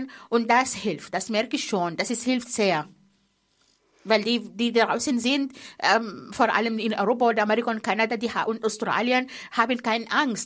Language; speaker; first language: German; non-native, fluent; Arabic